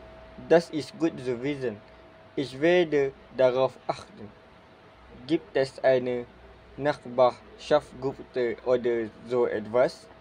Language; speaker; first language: German; non-native, learner; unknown